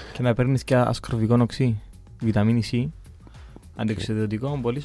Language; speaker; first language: Greek; native; Greek